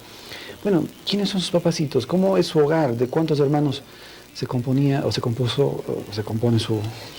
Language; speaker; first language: Spanish; native; Spanish